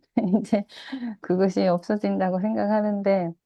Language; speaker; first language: Korean; native; Korean